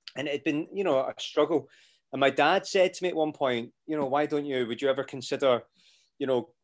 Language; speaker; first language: English; native; English